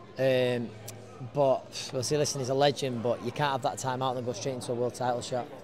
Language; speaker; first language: English; native; English